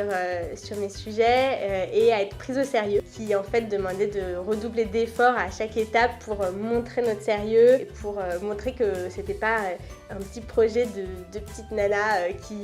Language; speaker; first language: French; native; French